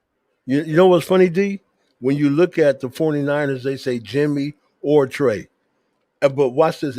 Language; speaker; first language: English; native; English